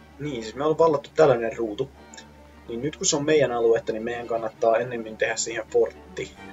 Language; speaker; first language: Finnish; native; Finnish